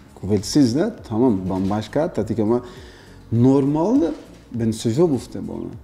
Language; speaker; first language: Turkish; non-native, learner; Portuguese